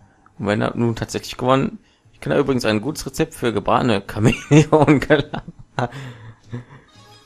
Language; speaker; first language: German; native; German